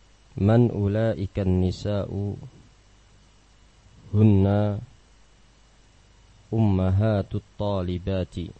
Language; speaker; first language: Arabic; non-native, fluent; Indonesian